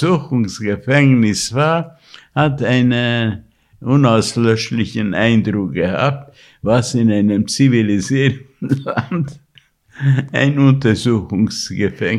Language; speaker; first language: German; non-native, fluent; Hungarian